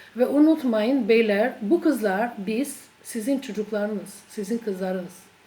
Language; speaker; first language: Turkish; non-native, fluent; Albanian